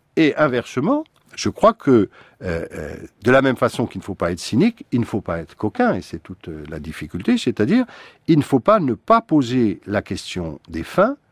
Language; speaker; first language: French; native; French